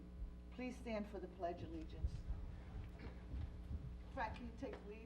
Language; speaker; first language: English; native; English